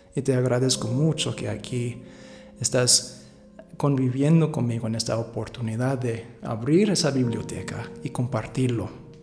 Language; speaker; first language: Spanish; early bilingual, heritage; Spanish